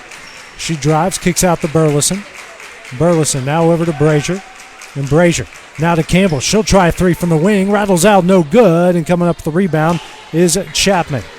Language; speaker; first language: English; native; English